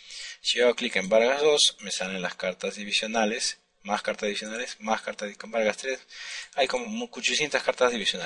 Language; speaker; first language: Spanish; native; Spanish